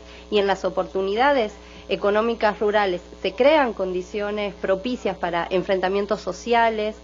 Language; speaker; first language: Spanish; native; Spanish